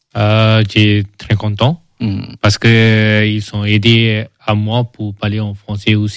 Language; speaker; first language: French; early bilingual, other home language; Malay